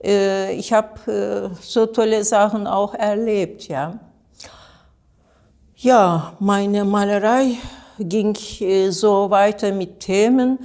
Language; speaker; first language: German; non-native, learner; Turkish